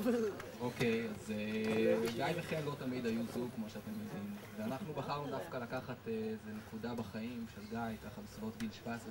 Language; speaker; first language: Hebrew; native; Hebrew